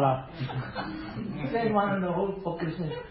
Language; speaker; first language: English; non-native, local second language; Chinese